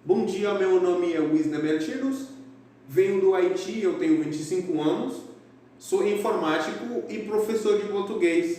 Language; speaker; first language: Portuguese; non-native, fluent; Haitian Creole